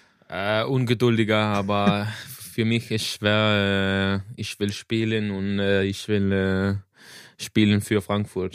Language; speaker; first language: German; non-native, learner; Danish